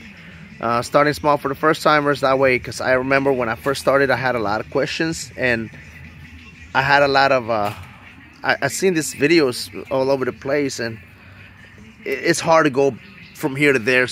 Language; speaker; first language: English; native; English